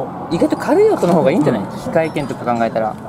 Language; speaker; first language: Japanese; native; Japanese